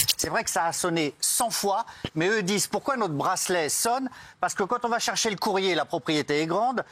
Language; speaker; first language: French; native; French